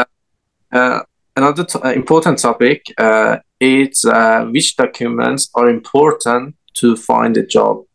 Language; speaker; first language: English; non-native, learner; Persian